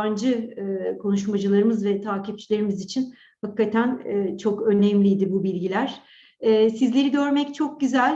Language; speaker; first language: Turkish; native; Turkish